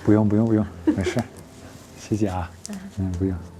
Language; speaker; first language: Chinese; non-native, fluent; Dutch